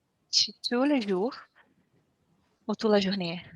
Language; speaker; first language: French; non-native, learner; Portuguese